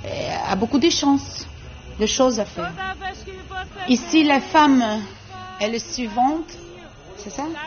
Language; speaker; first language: French; non-native, learner; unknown